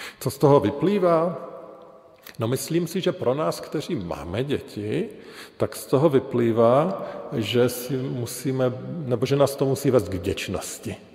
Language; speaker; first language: Czech; native; Czech